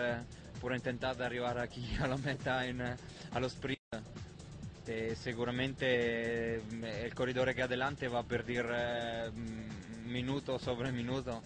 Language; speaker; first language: Spanish; non-native, fluent; Italian